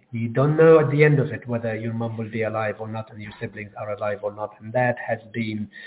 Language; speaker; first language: English; non-native, fluent; Arabic